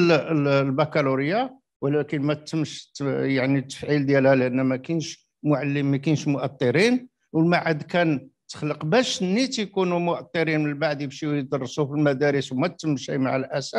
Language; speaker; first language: Arabic; native; Arabic